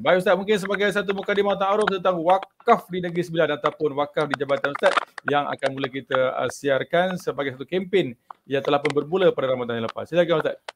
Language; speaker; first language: Malay; native; Malay